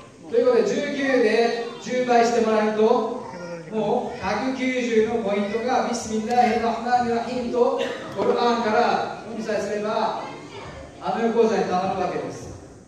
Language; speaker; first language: Japanese; native; Japanese